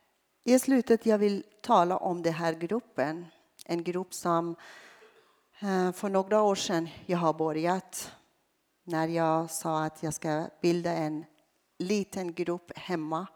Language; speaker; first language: Swedish; non-native, fluent; Persian